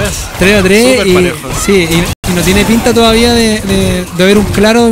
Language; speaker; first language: Spanish; native; Spanish